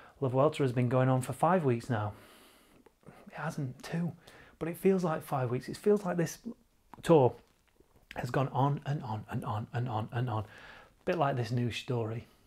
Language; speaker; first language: English; native; English